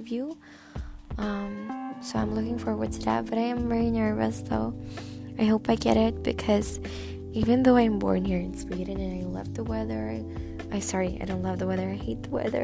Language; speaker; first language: English; non-native, fluent; Swedish